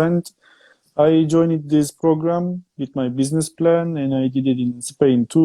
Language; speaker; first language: English; non-native, fluent; Turkish